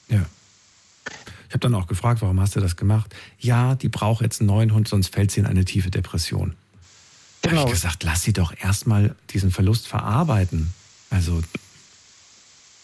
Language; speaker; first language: German; native; German